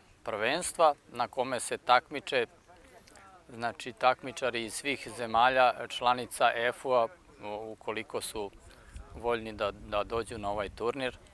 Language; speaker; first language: Bosnian; native; Bosnian